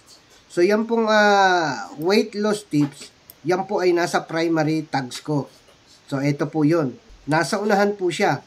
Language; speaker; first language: Filipino; native; Filipino